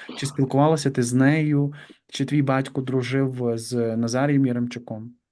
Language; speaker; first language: Ukrainian; native; Ukrainian